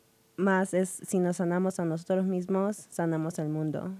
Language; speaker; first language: Spanish; early bilingual, heritage; Spanish